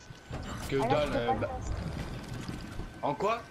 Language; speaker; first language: French; native; French